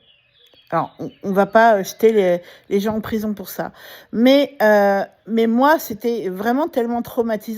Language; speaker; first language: French; native; French